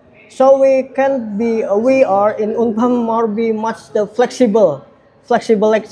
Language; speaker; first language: English; non-native, learner; Indonesian